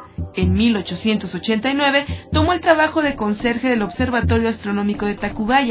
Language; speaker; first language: Spanish; native; Spanish